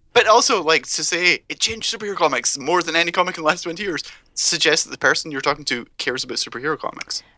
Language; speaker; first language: English; native; English